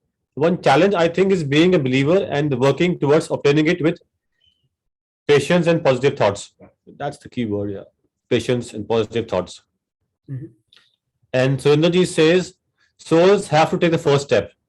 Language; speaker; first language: English; non-native, local second language; Hindi